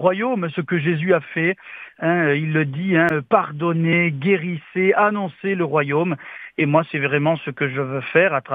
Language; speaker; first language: French; native; French